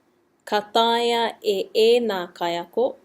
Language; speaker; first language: Māori; non-native, fluent; English